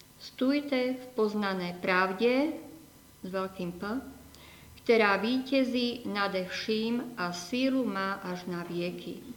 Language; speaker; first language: Slovak; native; Slovak